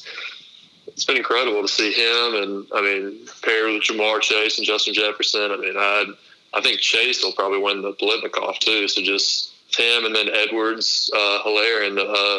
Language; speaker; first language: English; native; English